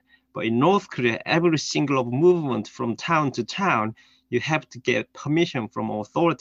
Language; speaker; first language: English; non-native, fluent; Korean